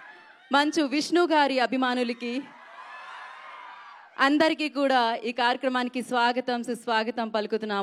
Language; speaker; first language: Telugu; native; Telugu